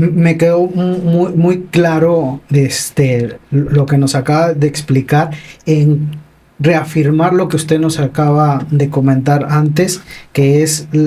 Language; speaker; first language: Spanish; native; Spanish